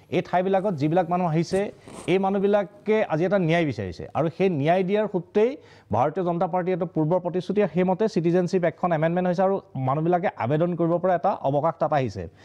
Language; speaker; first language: Assamese; native; Assamese